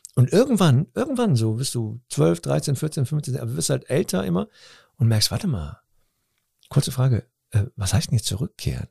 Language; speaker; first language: German; early bilingual, other home language; Turkish